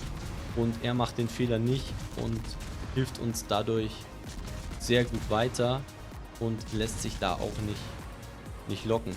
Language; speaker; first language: German; native; German